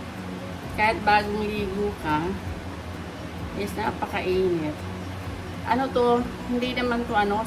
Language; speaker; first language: Filipino; native; Filipino